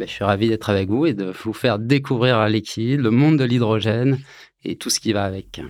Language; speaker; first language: French; native; French